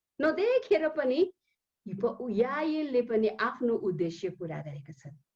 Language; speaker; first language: Nepali; early bilingual, heritage; Nepali